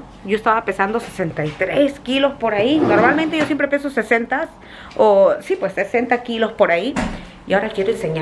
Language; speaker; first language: Spanish; native; Spanish